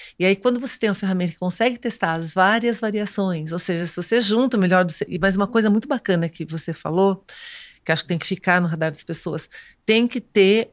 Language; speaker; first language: Portuguese; native; Portuguese